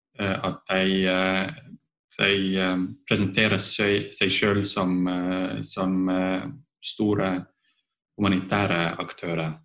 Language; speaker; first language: Norwegian; non-native, fluent; Estonian